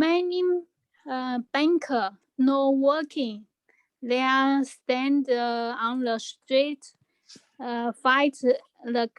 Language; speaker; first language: English; non-native, learner; Chinese